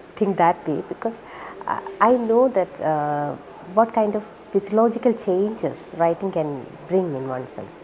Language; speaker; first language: English; non-native, local second language; Malayalam